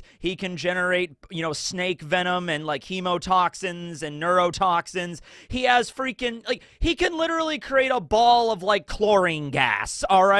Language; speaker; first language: English; native; English